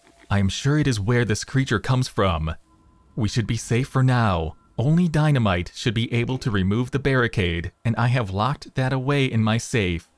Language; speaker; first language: English; native; English